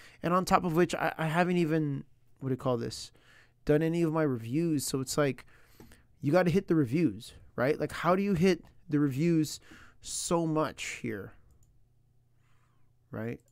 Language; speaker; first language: English; native; English